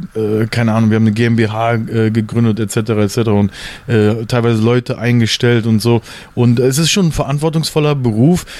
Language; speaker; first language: German; native; German